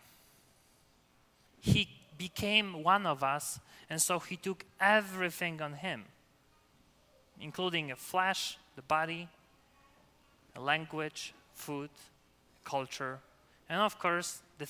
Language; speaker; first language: English; non-native, fluent; Polish